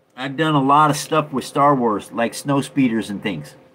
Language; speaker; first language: English; native; English